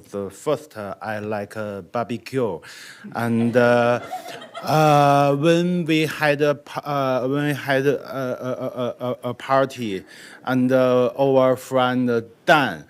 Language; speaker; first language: English; non-native, learner; Chinese